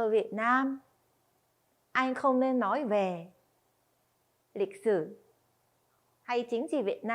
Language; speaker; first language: Vietnamese; non-native, fluent; Korean